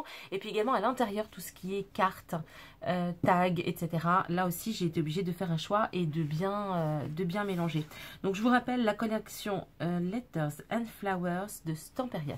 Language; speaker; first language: French; native; French